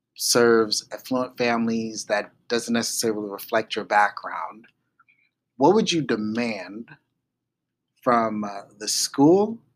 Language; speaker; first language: English; native; English